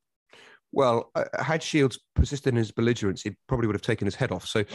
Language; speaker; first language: English; native; English